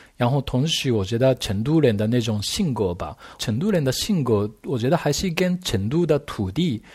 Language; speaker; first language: Chinese; non-native, fluent; Japanese